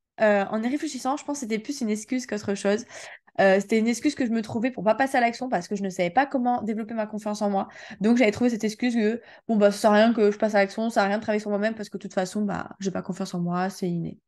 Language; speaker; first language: French; native; French